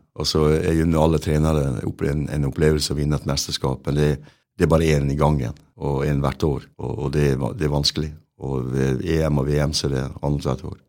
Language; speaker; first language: Norwegian; native; Norwegian